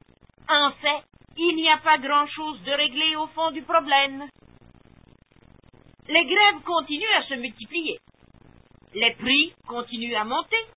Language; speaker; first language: French; native; French